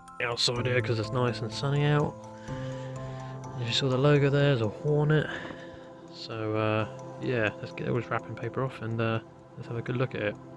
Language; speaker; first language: English; native; English